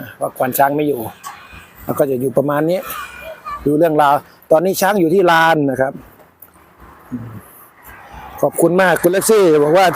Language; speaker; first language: Thai; native; Thai